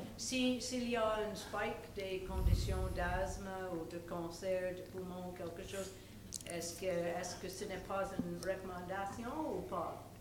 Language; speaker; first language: French; non-native, local second language; English